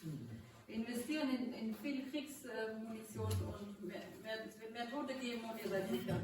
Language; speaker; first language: German; native; German